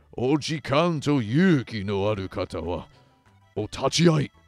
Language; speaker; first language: Japanese; non-native, fluent; English